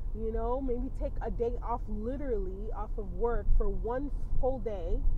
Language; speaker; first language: English; early bilingual, other home language; Spanish